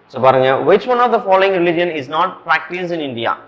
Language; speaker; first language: English; non-native, local second language; Tamil